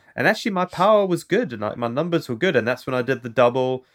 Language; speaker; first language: English; native; English